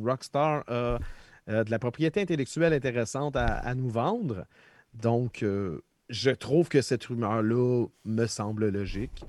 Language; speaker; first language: French; native; French